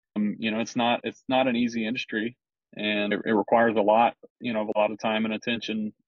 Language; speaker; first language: English; native; English